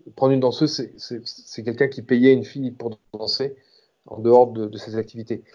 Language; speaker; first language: French; native; French